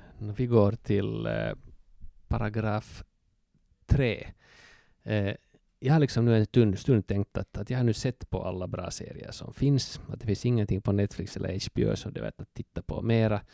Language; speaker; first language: Swedish; native; Swedish